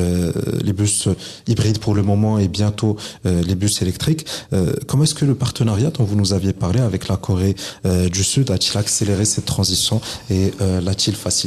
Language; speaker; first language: French; non-native, local second language; Arabic